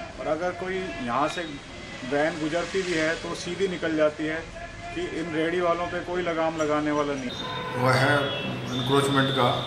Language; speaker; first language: Hindi; native; Hindi